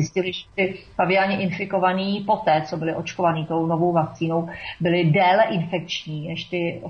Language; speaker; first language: Czech; native; Czech